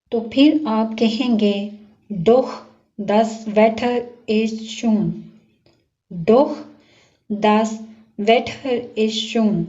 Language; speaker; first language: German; non-native, learner; Urdu